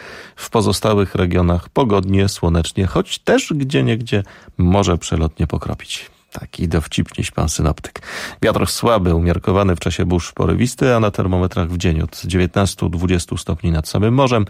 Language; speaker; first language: Polish; native; Polish